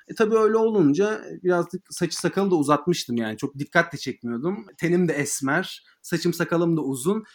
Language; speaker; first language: Turkish; native; Turkish